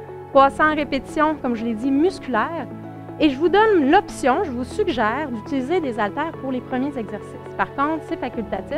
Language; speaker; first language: French; native; French